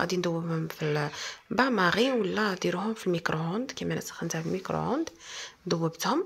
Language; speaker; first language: Arabic; native; Arabic